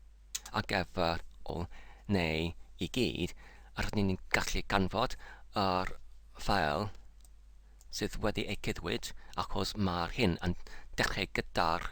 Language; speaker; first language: Welsh; non-native, learner; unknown